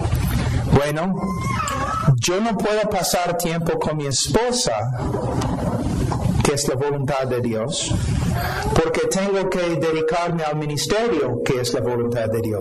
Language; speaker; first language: Spanish; non-native, fluent; English